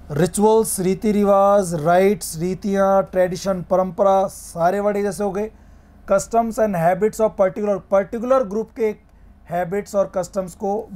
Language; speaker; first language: Hindi; native; Hindi